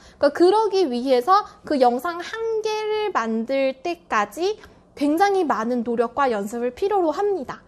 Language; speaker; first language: Korean; native; Korean